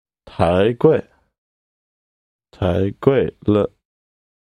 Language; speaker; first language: Chinese; non-native, learner; English